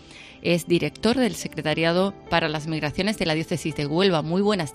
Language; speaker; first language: Spanish; native; Spanish